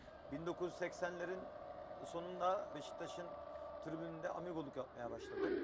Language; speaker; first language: Turkish; native; Turkish